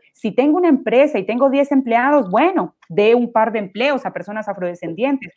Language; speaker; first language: Spanish; native; Spanish